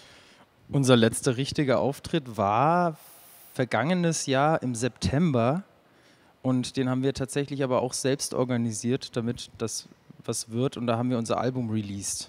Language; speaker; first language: German; native; German